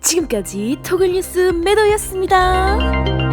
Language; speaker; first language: Korean; non-native, fluent; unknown